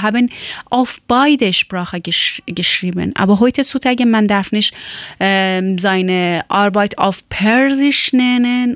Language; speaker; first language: German; non-native, learner; Persian